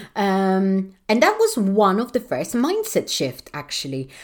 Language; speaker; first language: English; non-native, fluent; Polish